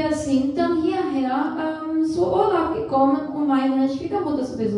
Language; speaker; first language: German; non-native, fluent; Portuguese